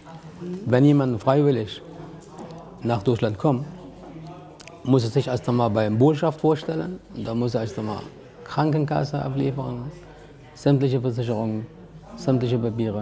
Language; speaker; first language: German; non-native, learner; Arabic